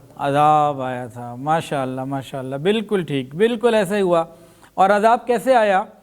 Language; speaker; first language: Urdu; native; Urdu